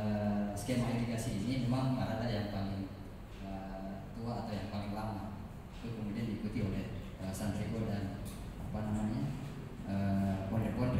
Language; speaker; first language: Indonesian; native; Indonesian